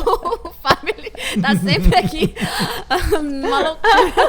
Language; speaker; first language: Portuguese; native; Portuguese